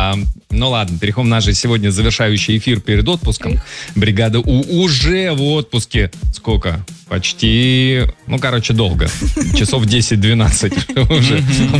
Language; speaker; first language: Russian; native; Russian